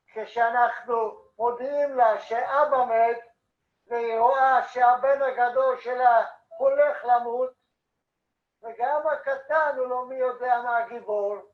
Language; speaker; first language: Hebrew; non-native, fluent; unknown